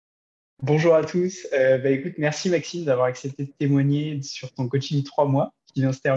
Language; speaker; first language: French; native; French